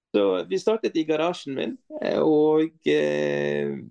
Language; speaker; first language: Norwegian; non-native, fluent; Arabic